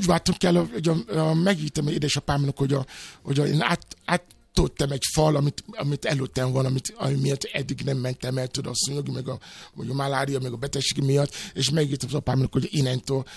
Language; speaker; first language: Hungarian; non-native, fluent; Yoruba